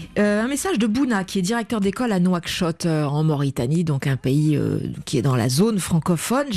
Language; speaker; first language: French; native; French